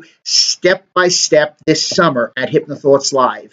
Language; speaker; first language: English; native; English